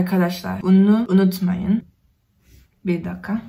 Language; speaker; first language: Turkish; non-native, learner; Korean